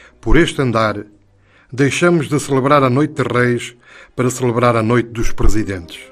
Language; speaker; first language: Portuguese; native; Portuguese